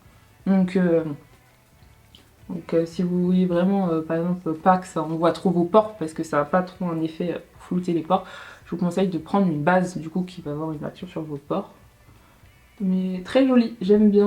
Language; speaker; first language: French; native; French